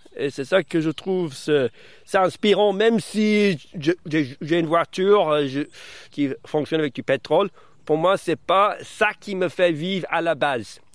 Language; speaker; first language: French; early bilingual, other home language; English